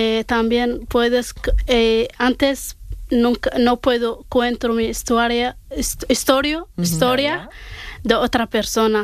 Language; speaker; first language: Spanish; non-native, learner; Arabic